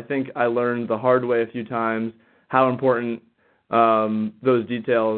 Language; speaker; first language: English; native; English